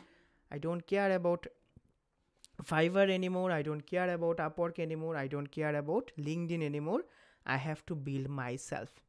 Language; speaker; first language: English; non-native, fluent; Bangla